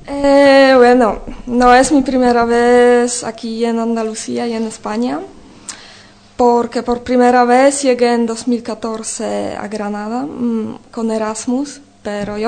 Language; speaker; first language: Spanish; non-native, fluent; Polish